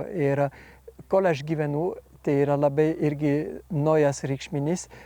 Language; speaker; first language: Lithuanian; non-native, fluent; French